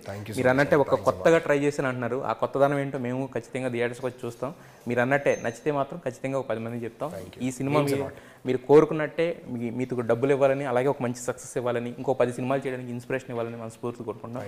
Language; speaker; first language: Telugu; native; Telugu